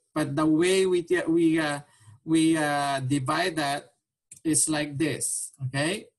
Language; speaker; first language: English; non-native, local second language; Filipino